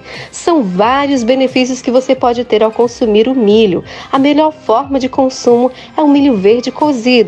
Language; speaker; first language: Portuguese; native; Portuguese